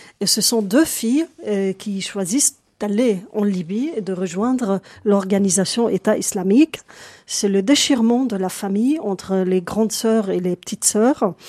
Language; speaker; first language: French; non-native, local second language; Arabic